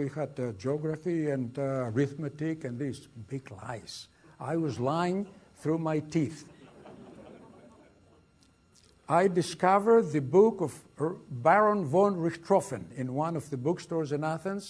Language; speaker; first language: English; non-native, fluent; Greek